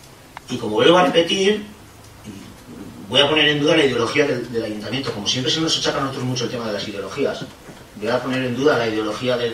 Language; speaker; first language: Spanish; native; Spanish